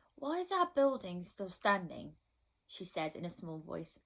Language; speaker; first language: English; native; English